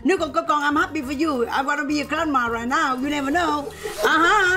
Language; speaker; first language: English; non-native, learner; Vietnamese